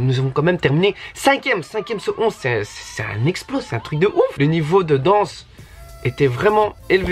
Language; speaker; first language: French; native; French